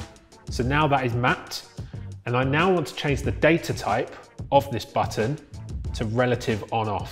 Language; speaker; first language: English; native; English